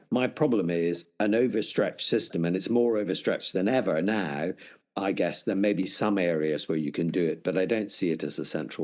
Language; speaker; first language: English; native; English